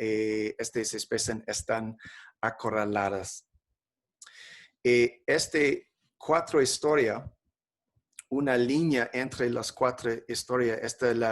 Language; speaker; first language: Spanish; non-native, fluent; English